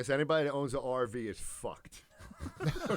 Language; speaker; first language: English; native; English